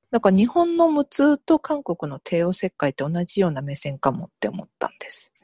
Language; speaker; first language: Japanese; early bilingual, other home language; Korean